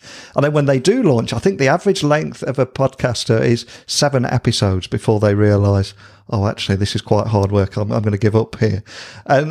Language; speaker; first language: English; native; English